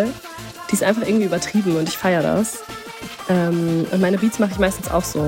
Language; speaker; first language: German; native; German